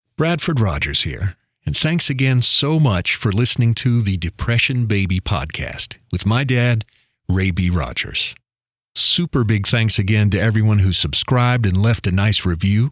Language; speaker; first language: English; native; English